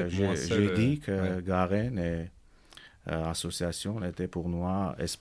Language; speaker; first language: French; non-native, learner; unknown